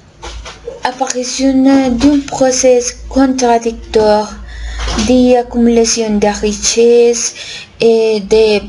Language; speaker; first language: French; non-native, learner; Spanish